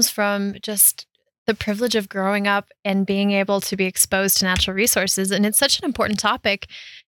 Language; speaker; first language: English; native; English